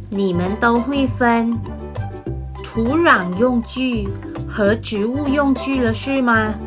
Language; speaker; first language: Chinese; non-native, fluent; Thai